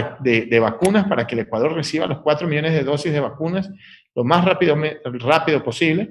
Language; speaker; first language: Spanish; native; Spanish